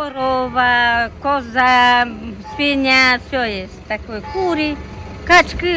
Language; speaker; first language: Ukrainian; non-native, local second language; Romanian